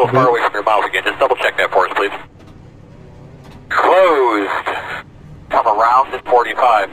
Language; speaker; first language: English; native; English